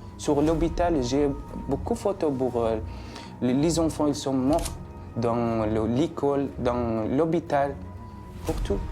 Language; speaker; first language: French; non-native, learner; Arabic